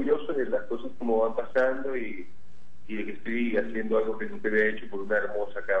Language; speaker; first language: Spanish; native; Spanish